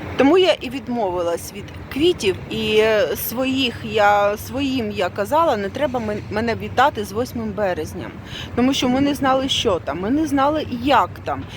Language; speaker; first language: Ukrainian; non-native, local second language; Russian